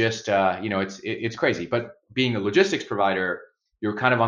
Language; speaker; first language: English; non-native, local second language; Urdu